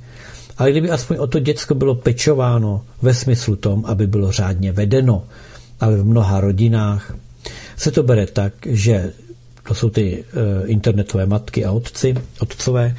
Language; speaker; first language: Czech; native; Czech